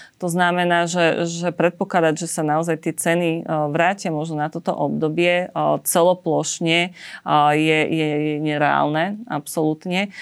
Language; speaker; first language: Slovak; native; Slovak